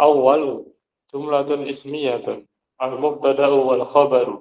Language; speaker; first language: Arabic; non-native, learner; Indonesian